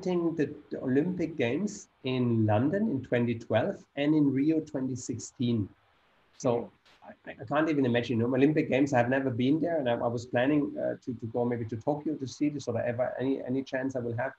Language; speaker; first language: English; non-native, fluent; German